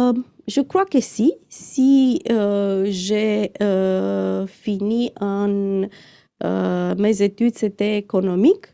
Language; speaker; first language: French; non-native, fluent; Romanian